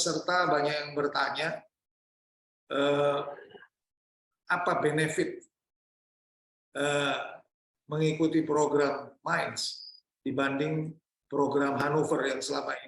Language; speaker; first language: Indonesian; native; Indonesian